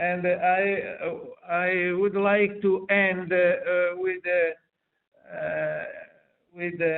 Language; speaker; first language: English; non-native, fluent; Italian